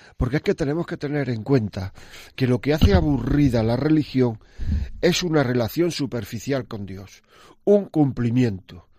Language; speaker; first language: Spanish; native; Spanish